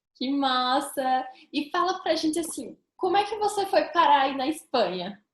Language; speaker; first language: Portuguese; native; Portuguese